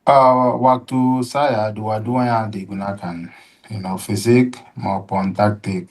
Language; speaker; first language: Indonesian; non-native, fluent; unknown